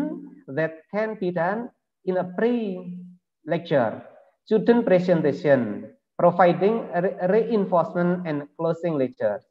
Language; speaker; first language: English; non-native, learner; Indonesian